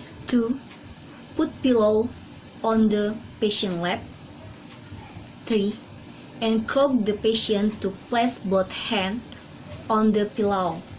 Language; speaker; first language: English; non-native, learner; Indonesian